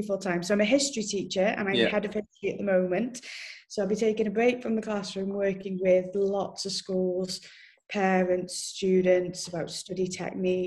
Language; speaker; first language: English; native; English